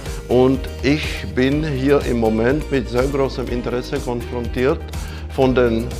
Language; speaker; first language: German; non-native, fluent; Czech